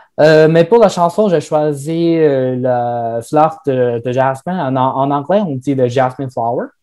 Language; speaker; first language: French; non-native, learner; Chinese